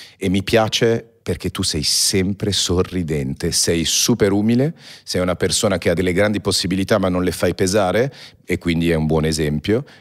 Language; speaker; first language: Italian; early bilingual, heritage; Italian